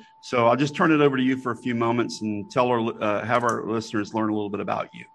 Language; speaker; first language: English; native; English